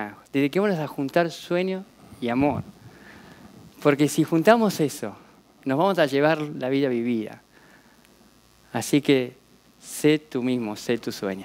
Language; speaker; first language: Spanish; native; Spanish